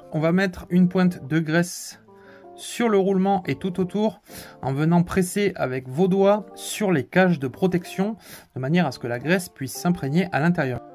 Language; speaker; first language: French; native; French